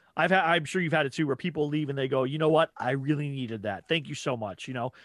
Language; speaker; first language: English; native; English